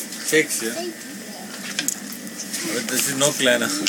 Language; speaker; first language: German; non-native, local second language; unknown